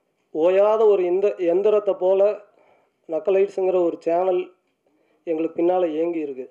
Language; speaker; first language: Tamil; native; Tamil